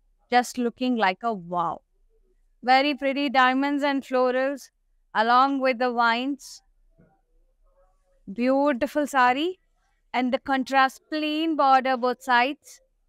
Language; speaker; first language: English; non-native, local second language; Telugu